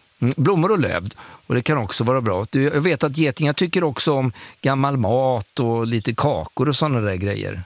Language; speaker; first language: Swedish; native; Swedish